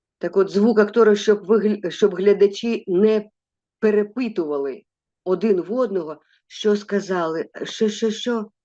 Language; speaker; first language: Ukrainian; non-native, local second language; Russian